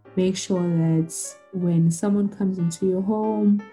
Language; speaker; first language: English; non-native, local second language; Zulu